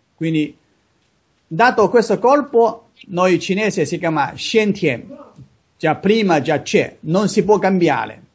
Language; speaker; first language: Italian; non-native, learner; Chinese